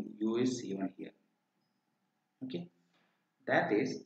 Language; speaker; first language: English; non-native, local second language; Malayalam